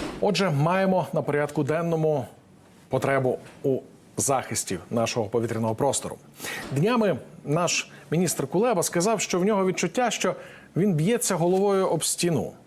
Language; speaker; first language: Ukrainian; native; Ukrainian